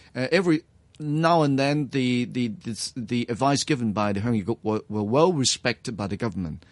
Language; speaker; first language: English; non-native, local second language; Cantonese